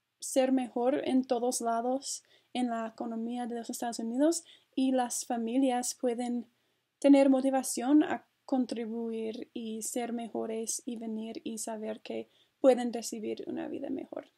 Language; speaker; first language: Spanish; non-native, fluent; English